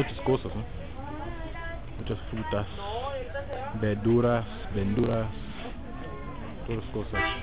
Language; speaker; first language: Spanish; non-native, learner; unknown